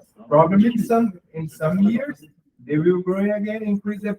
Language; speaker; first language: English; non-native, learner; Spanish